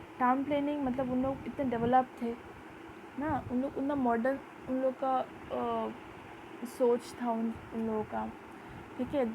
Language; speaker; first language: Hindi; non-native, local second language; Bangla